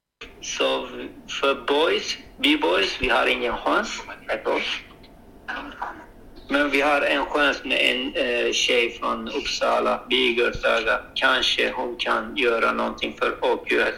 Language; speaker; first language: Swedish; non-native, fluent; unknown